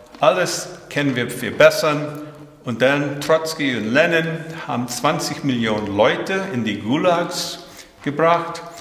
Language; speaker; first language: German; early bilingual, heritage; German